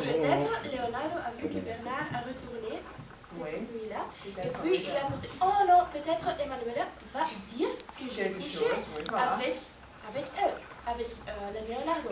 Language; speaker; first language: French; non-native, learner; Dutch